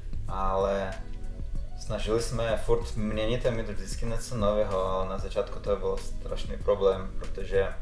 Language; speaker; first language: Czech; non-native, fluent; Russian